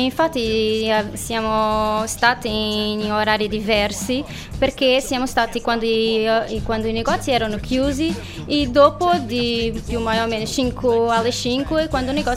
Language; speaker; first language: Italian; non-native, learner; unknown